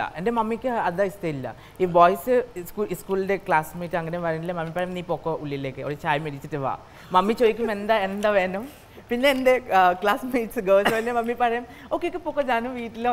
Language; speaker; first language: Malayalam; non-native, local second language; Assamese